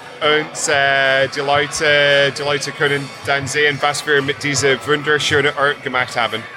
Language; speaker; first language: German; non-native, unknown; English